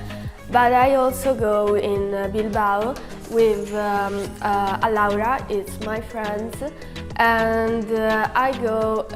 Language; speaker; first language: English; non-native, learner; Italian